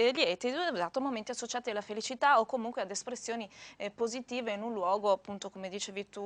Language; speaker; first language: Italian; native; Italian